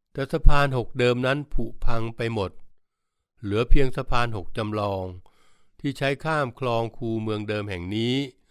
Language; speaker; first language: Thai; native; Thai